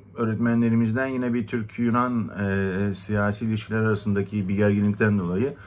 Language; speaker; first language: Turkish; non-native, local second language; Greek